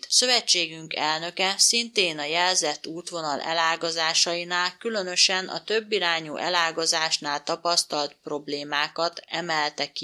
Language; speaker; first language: Hungarian; native; Hungarian